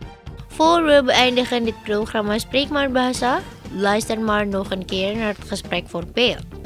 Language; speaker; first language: Dutch; non-native, fluent; Indonesian